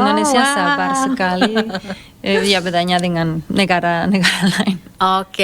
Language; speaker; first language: Indonesian; non-native, fluent; Spanish